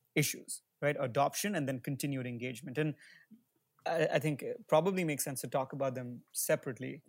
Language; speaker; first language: English; non-native, local second language; Hindi